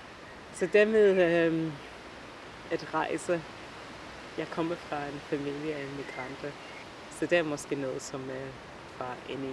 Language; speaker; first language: Danish; non-native, fluent; English